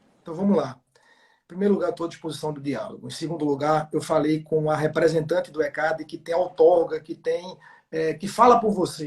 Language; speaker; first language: Portuguese; native; Portuguese